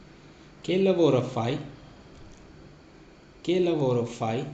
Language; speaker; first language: Italian; non-native, learner; Urdu